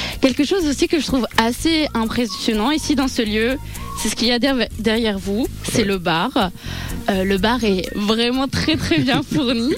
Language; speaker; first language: French; native; French